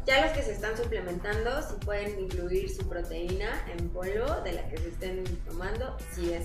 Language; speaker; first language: Spanish; native; Spanish